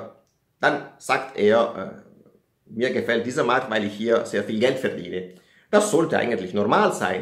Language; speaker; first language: German; non-native, fluent; Italian